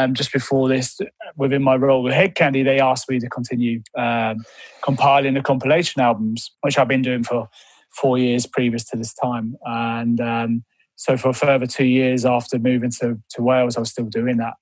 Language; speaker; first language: English; native; English